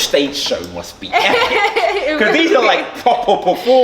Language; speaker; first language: English; native; English